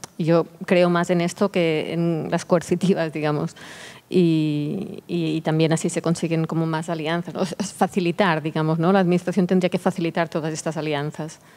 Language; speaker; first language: Spanish; non-native, local second language; Catalan